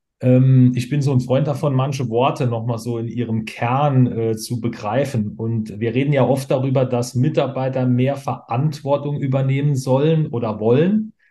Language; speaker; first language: German; native; German